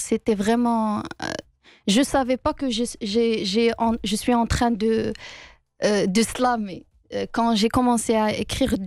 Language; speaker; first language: French; non-native, local second language; Arabic